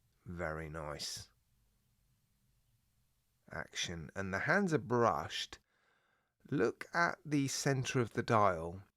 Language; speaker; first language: English; native; English